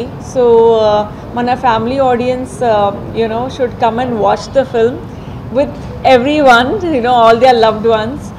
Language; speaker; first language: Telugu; non-native, learner; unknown